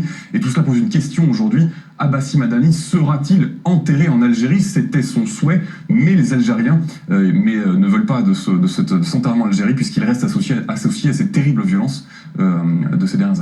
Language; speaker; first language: French; native; French